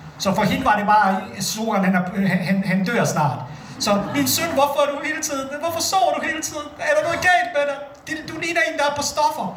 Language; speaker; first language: Danish; early bilingual, other home language; Bosnian